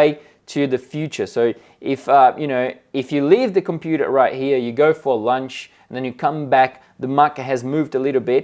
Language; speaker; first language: English; non-native, fluent; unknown